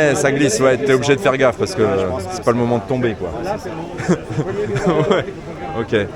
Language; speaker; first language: French; native; French